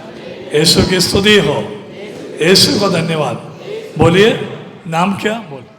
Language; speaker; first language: Hindi; non-native, local second language; Malayalam